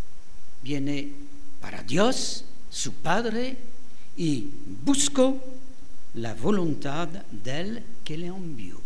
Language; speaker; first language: Spanish; non-native, fluent; French